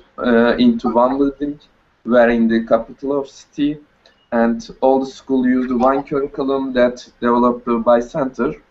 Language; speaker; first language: English; non-native, learner; Turkish